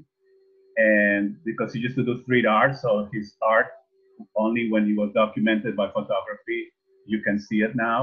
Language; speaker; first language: English; non-native, fluent; Spanish